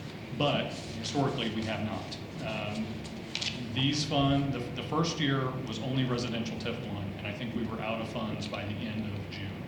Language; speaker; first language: English; native; English